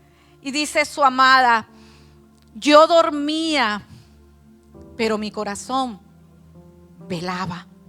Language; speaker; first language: Spanish; native; Spanish